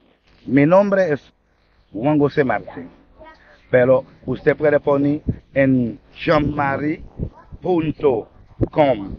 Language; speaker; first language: Spanish; non-native, learner; Haitian Creole